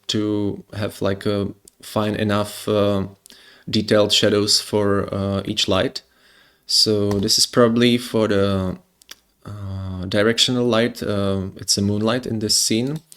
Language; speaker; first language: English; non-native, fluent; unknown